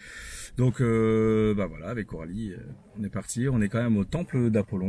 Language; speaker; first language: French; native; French